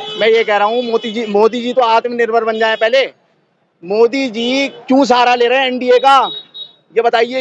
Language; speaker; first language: Hindi; native; Hindi